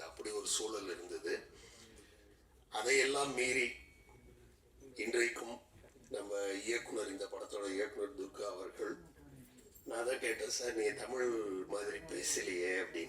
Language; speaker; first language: Tamil; native; Tamil